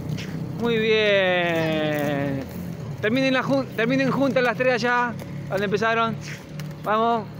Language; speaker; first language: Spanish; native; Spanish